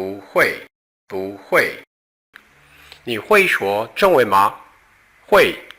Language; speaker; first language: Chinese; non-native, learner; Portuguese